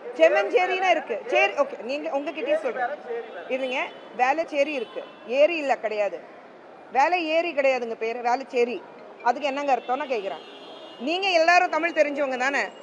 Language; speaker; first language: Tamil; non-native, fluent; Hindi